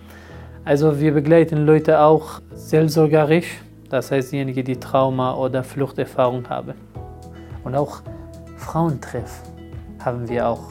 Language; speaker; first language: German; non-native, fluent; Persian